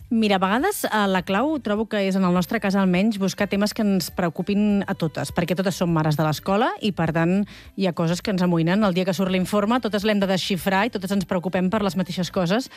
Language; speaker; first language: Catalan; native; Catalan